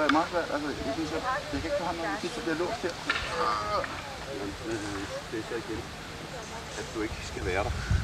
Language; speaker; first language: Danish; native; Danish